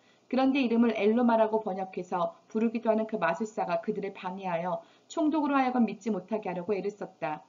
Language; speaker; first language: Korean; native; Korean